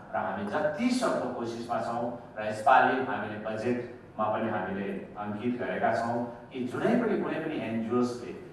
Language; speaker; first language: Nepali; native; Nepali